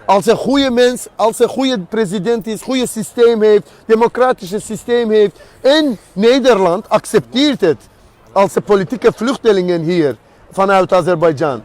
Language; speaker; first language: Dutch; non-native, learner; Azerbaijani